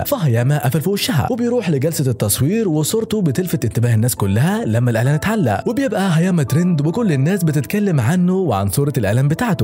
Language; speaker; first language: Arabic; native; Arabic